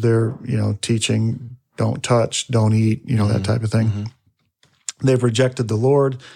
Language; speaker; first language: English; native; English